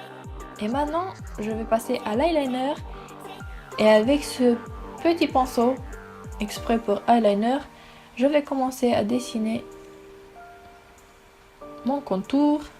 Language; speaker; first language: French; non-native, fluent; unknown